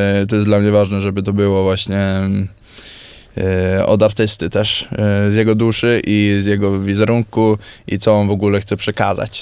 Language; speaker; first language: Polish; early bilingual, heritage; Polish